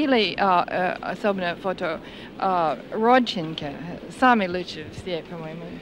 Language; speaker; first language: Russian; non-native, fluent; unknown